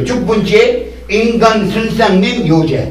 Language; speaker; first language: Korean; non-native, learner; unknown